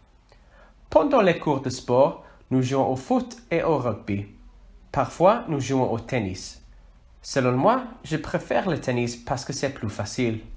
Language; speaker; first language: French; non-native, learner; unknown